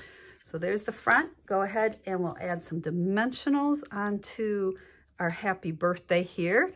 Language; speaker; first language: English; native; English